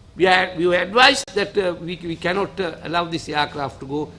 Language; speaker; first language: English; non-native, local second language; Sinhala